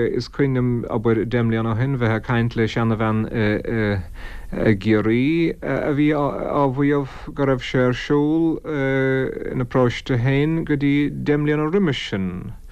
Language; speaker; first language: Irish; non-native, local second language; English